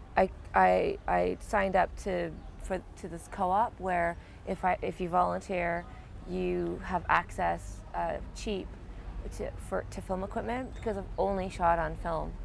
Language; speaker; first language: English; native; English